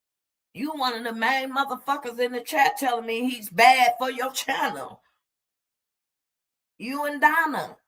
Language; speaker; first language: English; native; English